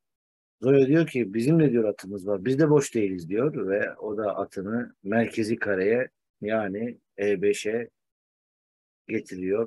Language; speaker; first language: Turkish; native; Turkish